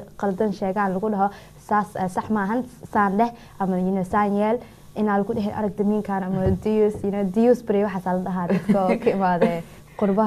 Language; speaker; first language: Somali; early bilingual, heritage; Somali